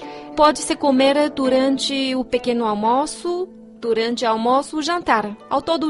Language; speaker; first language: Portuguese; non-native, fluent; Chinese